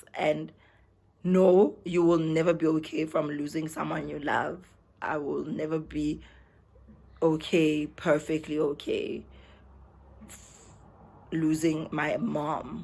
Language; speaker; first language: English; non-native, local second language; Zulu